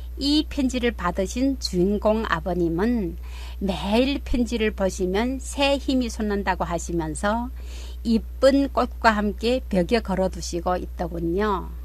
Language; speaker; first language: Korean; native; Korean